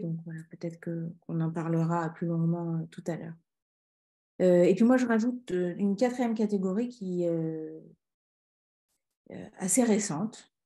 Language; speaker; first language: French; native; French